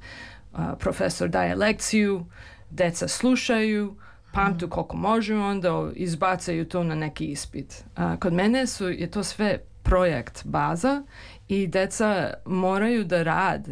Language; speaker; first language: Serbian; early bilingual, heritage; English